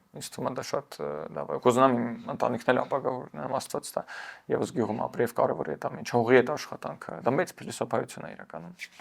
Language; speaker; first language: Armenian; early bilingual, heritage; Armenian